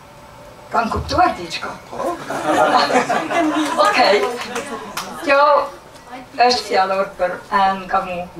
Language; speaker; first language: Albanian; non-native, learner; Swiss German